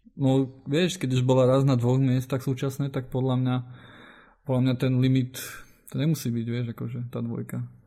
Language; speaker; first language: Slovak; non-native, local second language; Hungarian